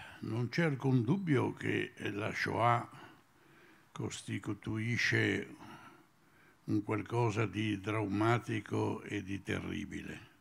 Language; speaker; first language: Italian; native; Italian